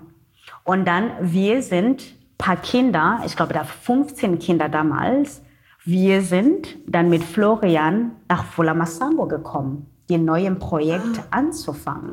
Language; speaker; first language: German; non-native, learner; Xhosa